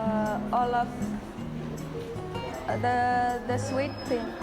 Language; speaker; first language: English; non-native, fluent; Chinese